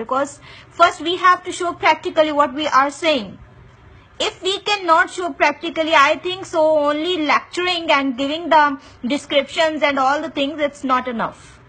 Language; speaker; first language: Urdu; non-native, local second language; Punjabi